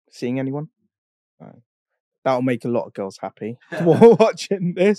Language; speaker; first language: English; native; English